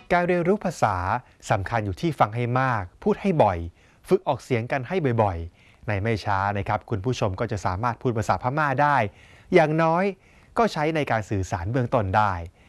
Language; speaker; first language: Thai; native; Thai